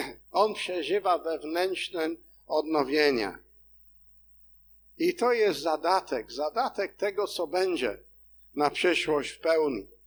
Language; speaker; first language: Polish; non-native, fluent; English